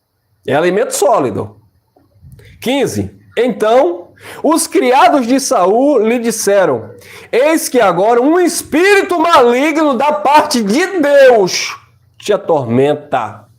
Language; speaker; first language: Portuguese; native; Portuguese